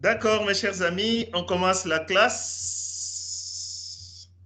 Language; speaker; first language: French; non-native, fluent; Spanish